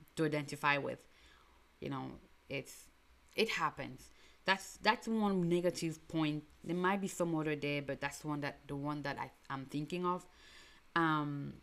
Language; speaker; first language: English; non-native, local second language; French